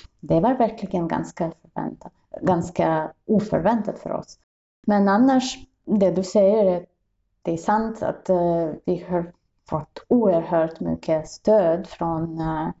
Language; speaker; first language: Swedish; non-native, fluent; Russian